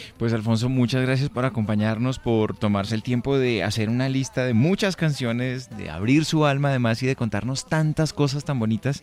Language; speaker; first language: Spanish; native; Spanish